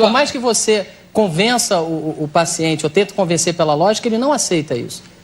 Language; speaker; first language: Portuguese; native; Portuguese